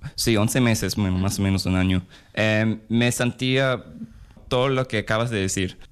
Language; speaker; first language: Spanish; non-native, fluent; English